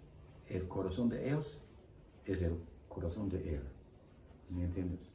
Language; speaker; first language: Spanish; non-native, learner; English